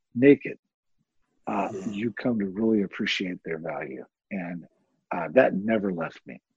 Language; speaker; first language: English; native; English